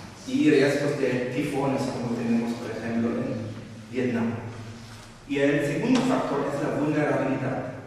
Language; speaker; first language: Spanish; non-native, fluent; German